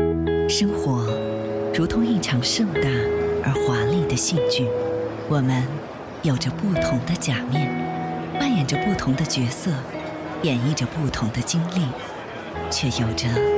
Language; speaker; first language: Chinese; native; Chinese